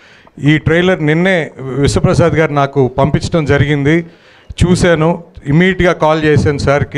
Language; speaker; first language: Telugu; native; Telugu